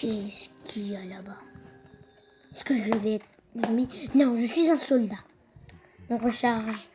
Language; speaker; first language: French; native; French